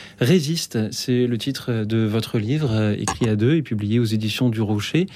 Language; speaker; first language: French; native; French